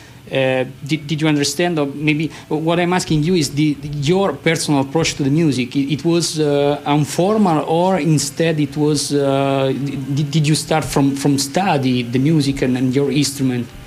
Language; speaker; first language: English; non-native, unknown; Italian